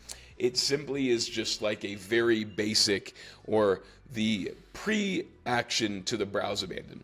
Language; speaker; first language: English; native; English